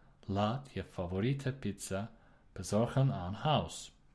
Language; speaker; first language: Dutch; non-native, learner; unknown